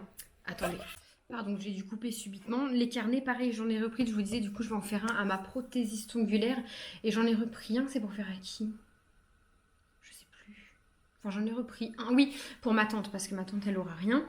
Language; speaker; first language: French; native; French